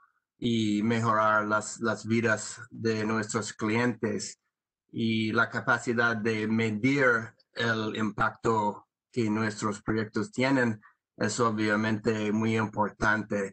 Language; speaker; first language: Spanish; non-native, learner; English